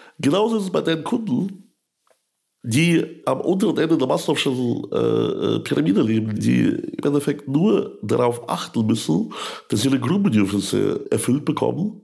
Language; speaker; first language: German; early bilingual, other home language; Russian